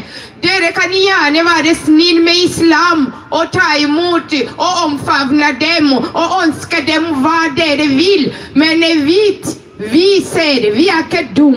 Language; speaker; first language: Norwegian; non-native, fluent; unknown